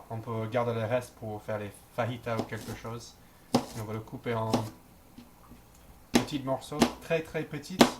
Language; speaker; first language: French; non-native, learner; English